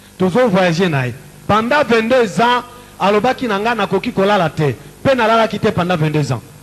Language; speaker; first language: Lingala; native; Lingala